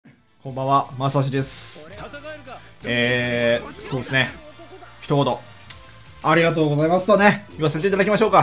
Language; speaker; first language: Japanese; native; Japanese